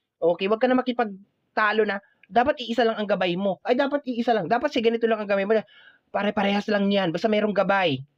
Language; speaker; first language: Filipino; native; Filipino